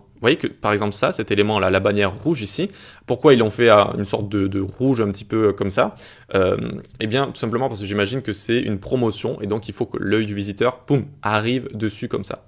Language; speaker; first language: French; native; French